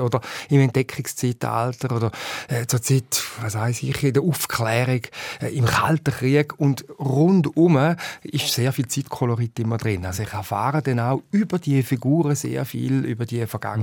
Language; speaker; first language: German; native; German